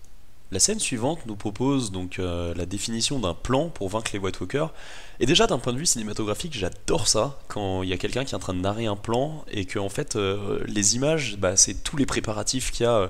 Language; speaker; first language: French; native; French